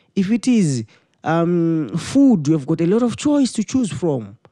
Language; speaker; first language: English; non-native, local second language; Shona